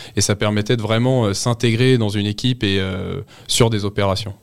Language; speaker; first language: French; native; French